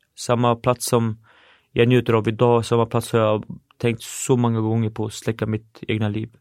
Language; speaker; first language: Swedish; early bilingual, other home language; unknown